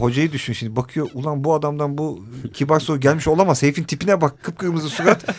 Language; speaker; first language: Turkish; native; Turkish